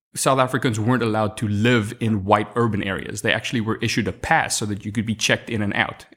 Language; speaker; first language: English; non-native, local second language; Afrikaans